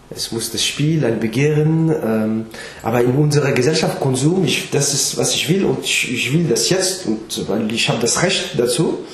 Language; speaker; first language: German; non-native, fluent; French